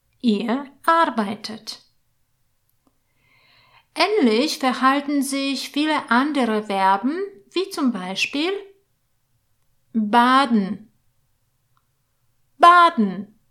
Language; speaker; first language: German; non-native, fluent; Polish